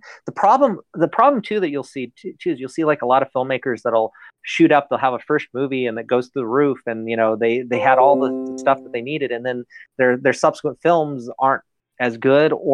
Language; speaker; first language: English; native; English